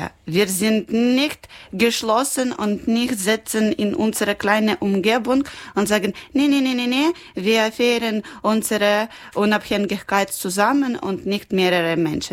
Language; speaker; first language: German; non-native, learner; Ukrainian